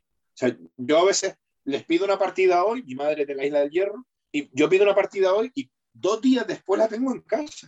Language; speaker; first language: Spanish; native; Spanish